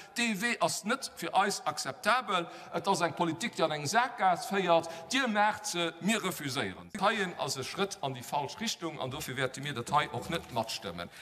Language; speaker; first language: Luxembourgish; native; Luxembourgish